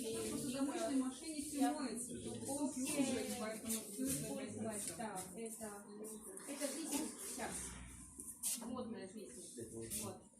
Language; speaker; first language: Russian; non-native, local second language; Estonian